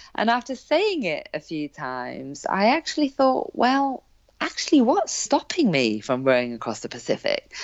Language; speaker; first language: English; native; English